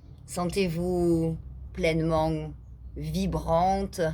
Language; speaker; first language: French; native; French